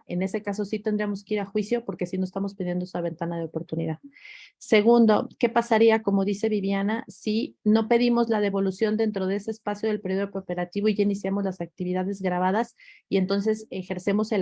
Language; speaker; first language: Spanish; native; Spanish